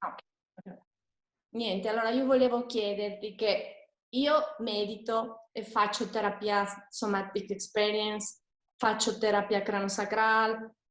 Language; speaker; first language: Italian; non-native, fluent; Spanish